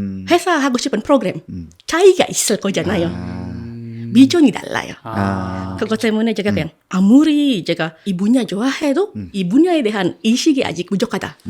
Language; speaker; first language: Korean; non-native, fluent; Indonesian